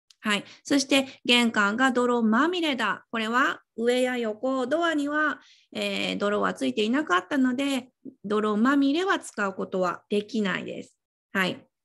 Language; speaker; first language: Japanese; native; Japanese